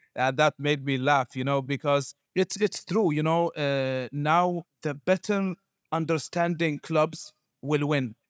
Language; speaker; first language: English; non-native, fluent; Arabic